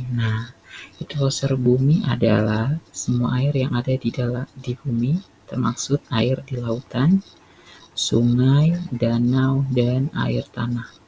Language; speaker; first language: Indonesian; native; Indonesian